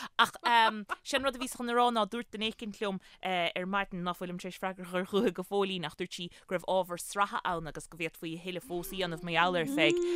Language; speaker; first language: Irish; native; Irish